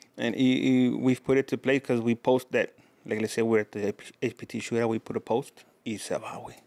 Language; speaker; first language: English; early bilingual, other home language; Spanish